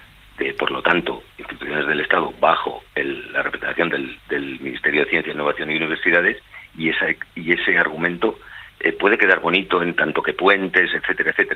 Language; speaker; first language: Spanish; native; Spanish